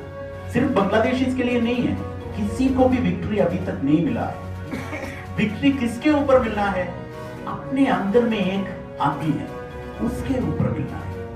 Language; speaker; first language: Hindi; non-native, fluent; Bangla